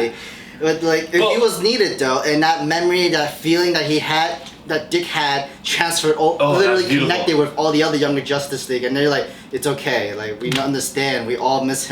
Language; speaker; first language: English; native; English